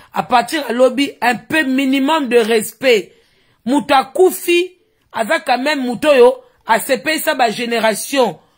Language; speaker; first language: French; non-native, local second language; Lingala